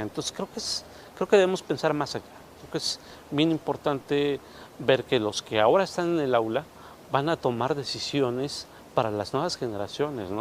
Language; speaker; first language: Spanish; native; Spanish